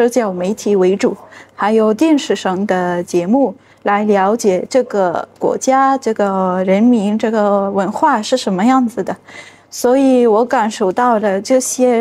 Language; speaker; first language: Chinese; non-native, fluent; Arabic